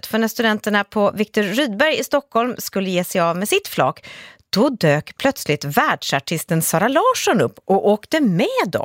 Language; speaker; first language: Swedish; native; Swedish